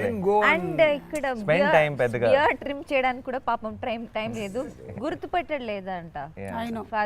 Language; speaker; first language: Telugu; non-native, learner; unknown